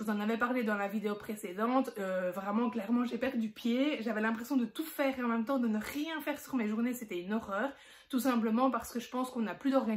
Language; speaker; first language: French; native; French